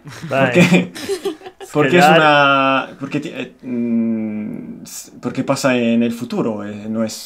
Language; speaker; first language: Spanish; non-native, fluent; Romanian